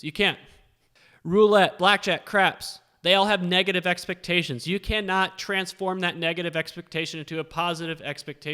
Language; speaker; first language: English; native; English